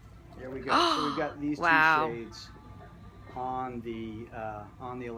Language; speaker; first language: English; native; English